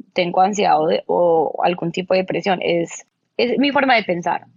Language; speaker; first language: Spanish; native; Spanish